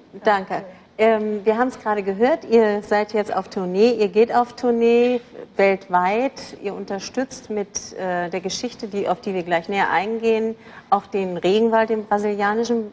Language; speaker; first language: German; native; German